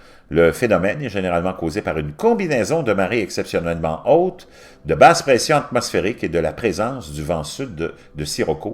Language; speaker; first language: French; native; French